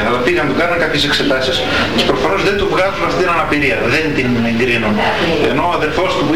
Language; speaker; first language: Greek; native; Greek